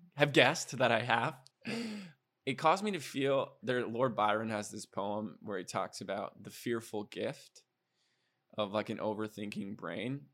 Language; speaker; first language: English; native; English